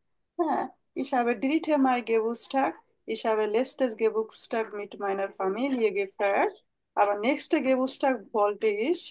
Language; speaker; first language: German; non-native, learner; Bangla